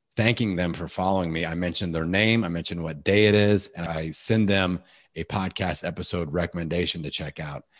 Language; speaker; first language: English; native; English